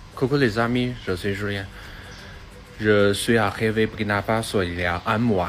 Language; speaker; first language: French; non-native, learner; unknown